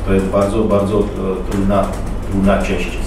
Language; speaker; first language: Polish; non-native, learner; Czech